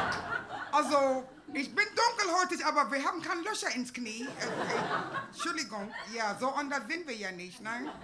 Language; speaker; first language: German; non-native, fluent; English